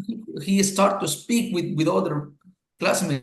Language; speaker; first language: English; non-native, learner; Spanish